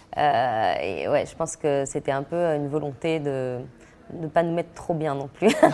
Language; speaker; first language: French; native; French